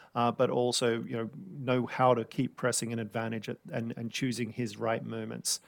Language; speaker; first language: English; native; English